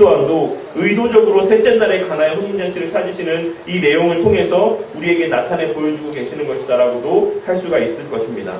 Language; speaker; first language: Korean; native; Korean